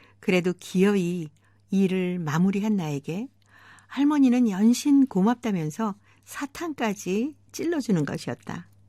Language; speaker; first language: Korean; native; Korean